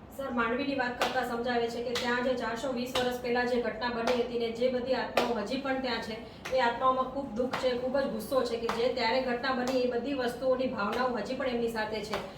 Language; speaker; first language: Gujarati; non-native, local second language; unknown